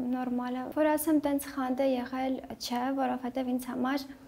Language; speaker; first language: Armenian; early bilingual, heritage; Armenian